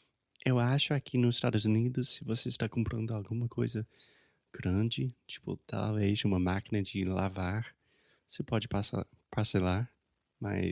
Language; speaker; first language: Portuguese; non-native, fluent; English